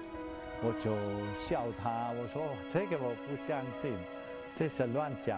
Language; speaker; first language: Chinese; non-native, fluent; German